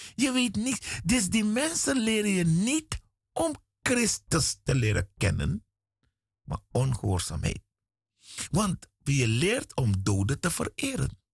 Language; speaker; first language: Dutch; native; Dutch